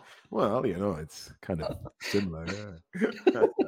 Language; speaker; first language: English; native; English